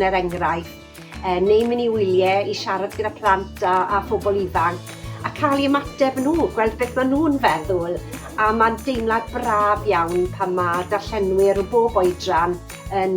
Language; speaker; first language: Welsh; native; Welsh